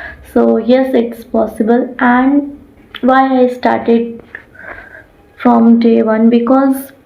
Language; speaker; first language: English; non-native, learner; Odia